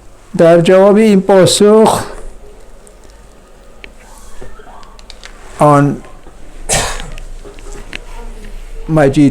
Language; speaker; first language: Persian; non-native, fluent; Urdu